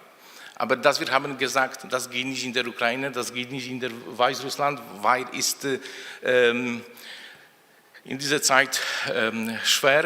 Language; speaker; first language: German; non-native, fluent; Polish